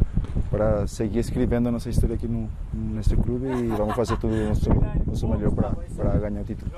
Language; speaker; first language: Portuguese; non-native, fluent; Spanish